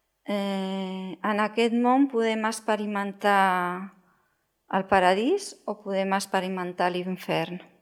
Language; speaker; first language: Catalan; non-native, local second language; Spanish